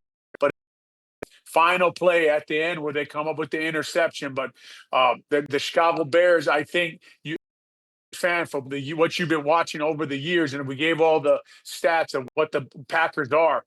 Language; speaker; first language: English; native; English